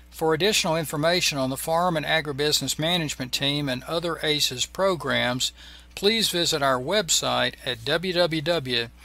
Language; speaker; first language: English; native; English